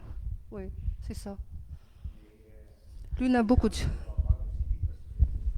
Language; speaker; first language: French; non-native, learner; Arabic